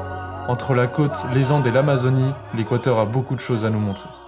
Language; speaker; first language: French; native; French